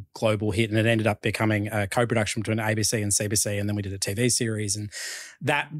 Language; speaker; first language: English; early bilingual, other home language; Chinese